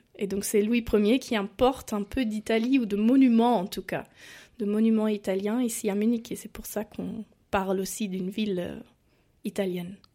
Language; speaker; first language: French; non-native, fluent; German